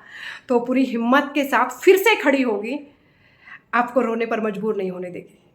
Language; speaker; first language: Hindi; native; Hindi